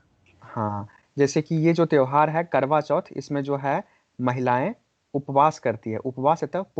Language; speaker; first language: Hindi; native; Hindi